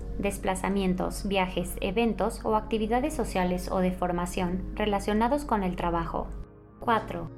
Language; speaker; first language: Spanish; native; Spanish